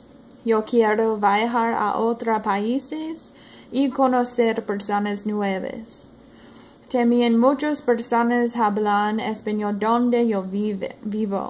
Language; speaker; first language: Spanish; non-native, learner; English